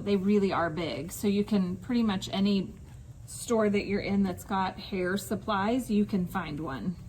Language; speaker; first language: English; native; English